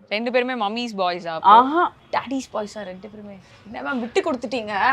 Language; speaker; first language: Tamil; native; Tamil